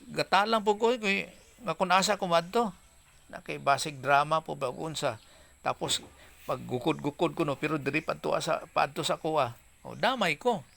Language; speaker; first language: Cebuano; non-native, local second language; Hiligaynon